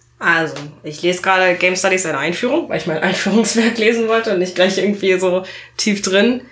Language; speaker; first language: German; native; German